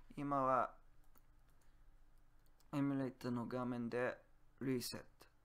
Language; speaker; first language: Japanese; non-native, learner; English